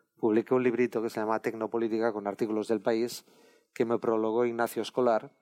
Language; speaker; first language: Spanish; non-native, local second language; Catalan